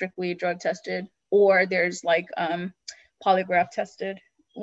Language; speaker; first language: English; non-native, local second language; Sylheti